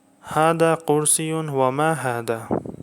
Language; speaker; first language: Arabic; non-native, fluent; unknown